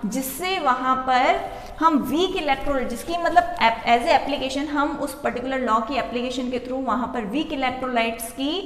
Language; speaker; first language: Hindi; native; Hindi